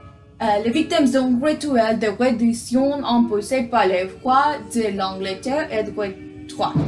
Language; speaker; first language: French; non-native, learner; English